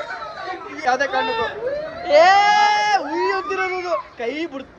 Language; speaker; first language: Kannada; native; Kannada